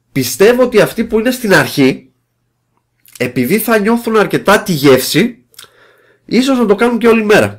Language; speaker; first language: Greek; native; Greek